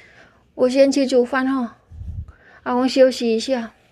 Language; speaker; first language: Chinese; non-native, fluent; Javanese